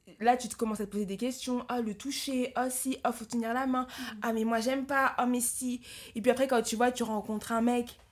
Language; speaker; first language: French; early bilingual, other home language; Lingala